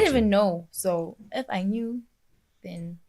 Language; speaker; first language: English; non-native, local second language; Swati